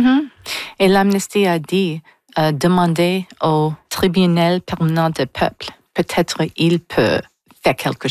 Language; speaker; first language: French; non-native, local second language; English